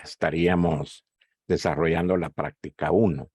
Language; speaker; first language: Spanish; native; Spanish